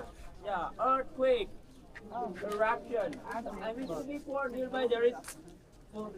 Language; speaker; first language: English; non-native, learner; Indonesian